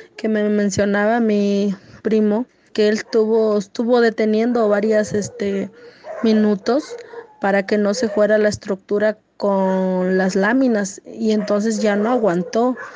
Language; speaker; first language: Spanish; native; Spanish